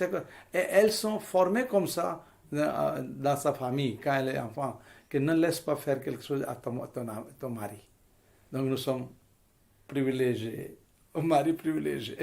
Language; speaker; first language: French; non-native, fluent; Hindi